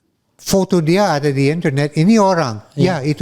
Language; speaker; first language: Indonesian; non-native, fluent; English